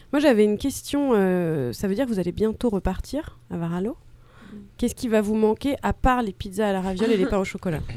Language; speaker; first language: French; native; French